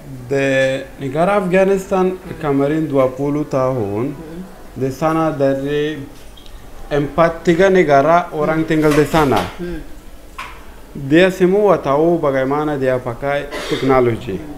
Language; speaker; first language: Indonesian; non-native, learner; Persian